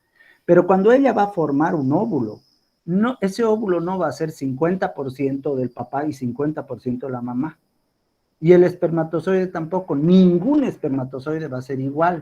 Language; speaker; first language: Spanish; native; Spanish